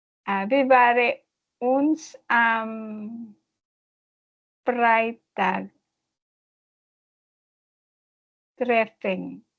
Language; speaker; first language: German; non-native, learner; Filipino